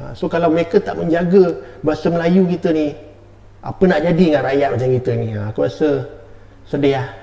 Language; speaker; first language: Malay; native; Malay